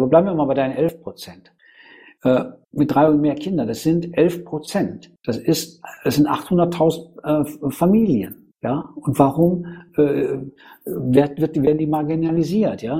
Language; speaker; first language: German; native; German